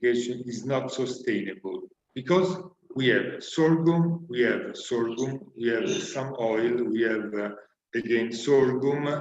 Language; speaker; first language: English; non-native, learner; Italian